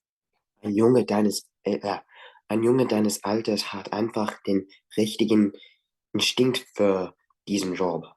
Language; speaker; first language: German; non-native, learner; English